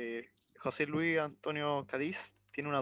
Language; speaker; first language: Spanish; native; Spanish